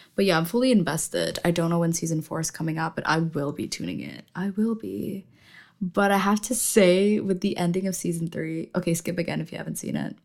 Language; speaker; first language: English; non-native, fluent; Indonesian